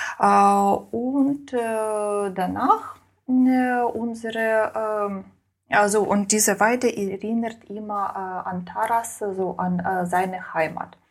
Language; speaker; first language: German; non-native, learner; Ukrainian